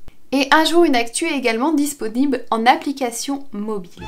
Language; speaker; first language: French; native; French